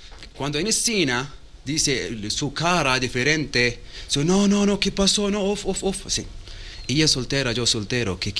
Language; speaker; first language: Spanish; non-native, learner; Arabic